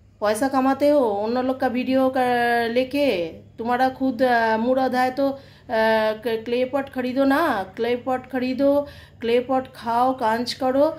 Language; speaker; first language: Hindi; non-native, local second language; Bangla